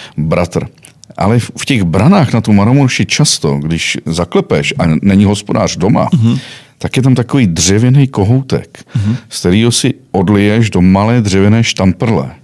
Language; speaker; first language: Czech; native; Czech